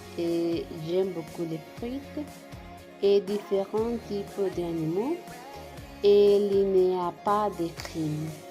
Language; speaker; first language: French; non-native, learner; Spanish